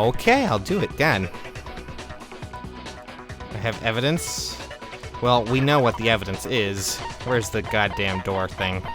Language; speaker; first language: English; native; English